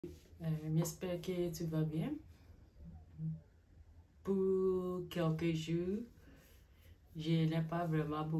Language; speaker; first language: French; non-native, learner; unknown